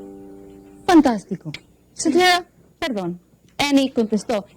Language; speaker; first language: Spanish; non-native, fluent; English